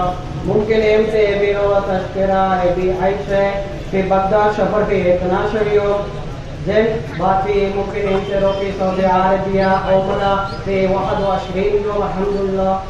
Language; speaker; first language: Arabic; non-native, learner; Urdu